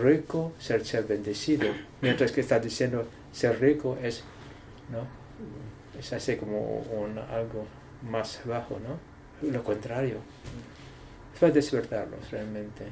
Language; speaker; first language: Spanish; non-native, learner; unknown